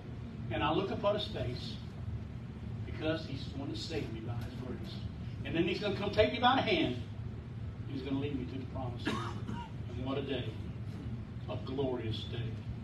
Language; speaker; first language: English; native; English